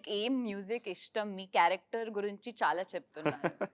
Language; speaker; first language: Telugu; non-native, learner; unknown